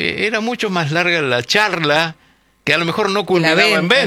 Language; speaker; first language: Spanish; native; Spanish